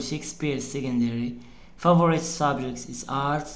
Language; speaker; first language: English; non-native, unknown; Arabic